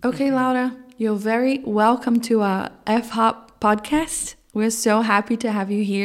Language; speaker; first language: English; non-native, fluent; Portuguese